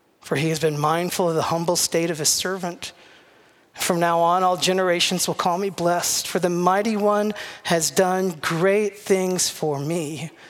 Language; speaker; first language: English; native; English